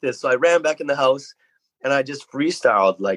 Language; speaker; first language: English; native; English